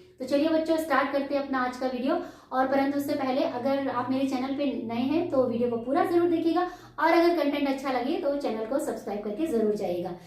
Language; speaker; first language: Hindi; native; Hindi